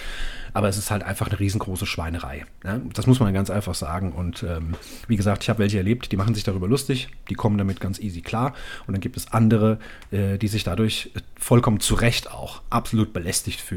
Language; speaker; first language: German; native; German